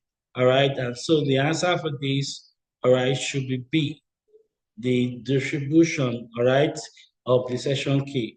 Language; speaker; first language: English; non-native, local second language; Yoruba